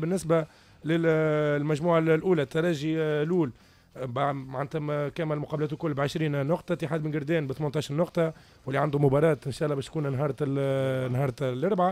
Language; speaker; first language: Arabic; native; Arabic